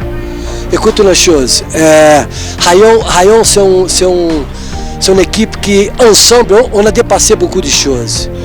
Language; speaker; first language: French; non-native, fluent; Portuguese